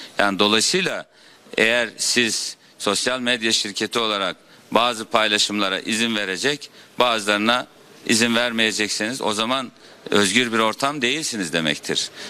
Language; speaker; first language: Turkish; native; Turkish